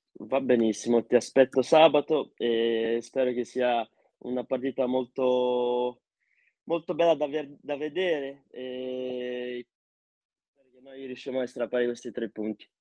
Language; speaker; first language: Italian; non-native, fluent; Portuguese